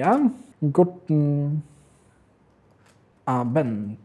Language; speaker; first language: German; non-native, fluent; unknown